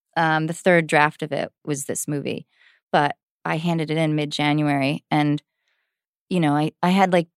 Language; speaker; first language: English; native; English